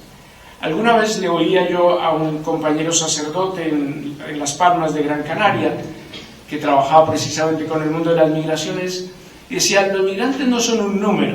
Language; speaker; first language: Spanish; native; Spanish